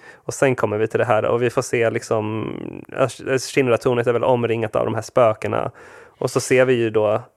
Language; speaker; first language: Swedish; early bilingual, other home language; Spanish